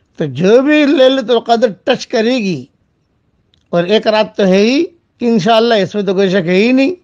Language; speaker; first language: Urdu; non-native, local second language; Gujarati